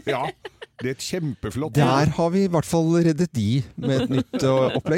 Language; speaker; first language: Norwegian; native; Norwegian